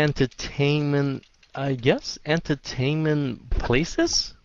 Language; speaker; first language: English; non-native, fluent; Vietnamese